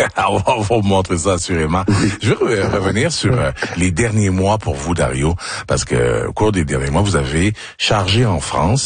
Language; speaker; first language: French; native; French